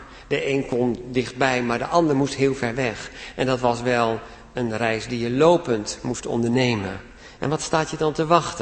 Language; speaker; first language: Dutch; native; Dutch